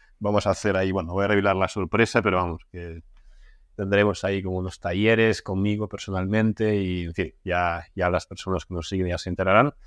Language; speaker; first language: Spanish; non-native, fluent; Russian